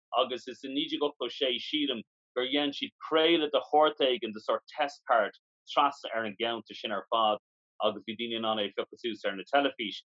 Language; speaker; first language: Irish; non-native, local second language; English